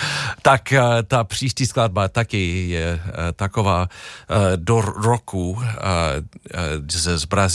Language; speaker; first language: Czech; non-native, fluent; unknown